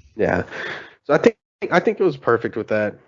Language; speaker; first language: English; native; English